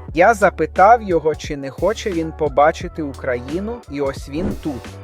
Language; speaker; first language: Ukrainian; non-native, learner; English